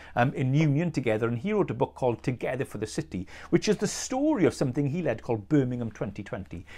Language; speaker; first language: English; native; English